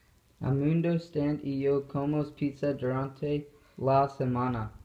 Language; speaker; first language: Spanish; non-native, learner; English